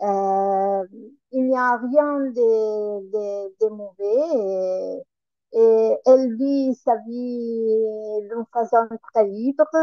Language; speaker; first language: French; non-native, learner; Italian